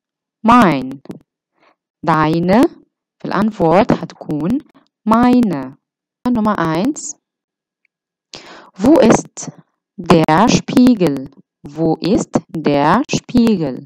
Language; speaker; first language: German; non-native, fluent; Arabic